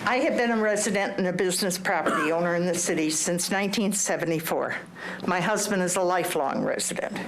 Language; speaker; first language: English; native; English